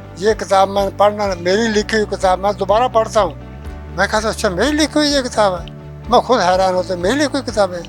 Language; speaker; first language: Urdu; non-native, local second language; Punjabi